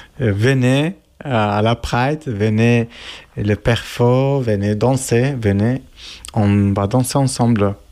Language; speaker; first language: French; non-native, learner; Kurdish